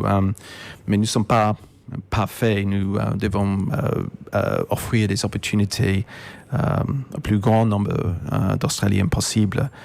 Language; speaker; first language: French; non-native, fluent; English